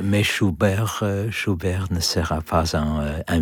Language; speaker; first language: French; non-native, learner; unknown